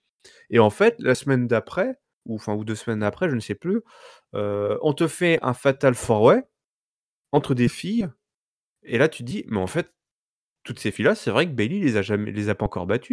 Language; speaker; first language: French; native; French